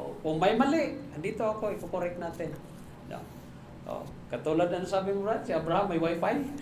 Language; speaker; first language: Filipino; non-native, local second language; Cebuano